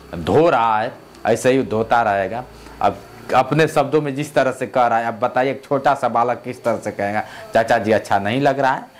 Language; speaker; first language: Hindi; native; Hindi